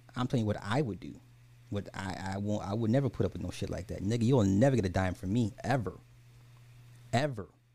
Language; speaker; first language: English; native; English